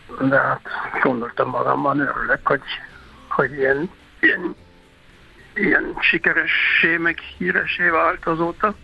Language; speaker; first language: Hungarian; non-native, fluent; German